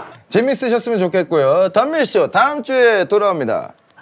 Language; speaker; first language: Korean; early bilingual, heritage; Korean